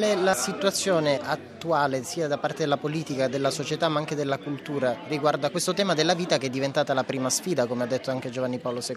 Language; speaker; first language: Italian; native; Italian